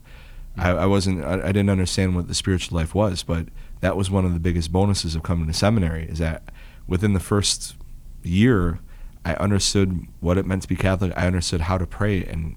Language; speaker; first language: English; native; English